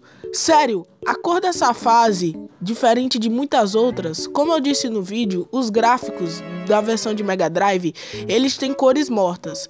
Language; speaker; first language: Portuguese; native; Portuguese